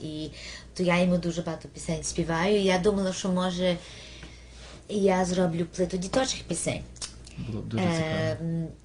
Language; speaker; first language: Ukrainian; early bilingual, heritage; Ukrainian